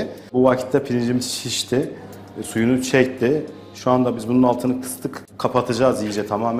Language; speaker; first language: Turkish; native; Turkish